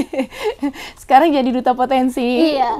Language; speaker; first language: Indonesian; native; Indonesian